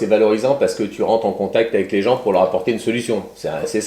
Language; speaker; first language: French; native; French